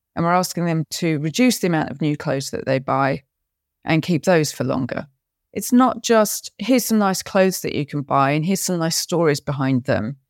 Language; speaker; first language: English; native; English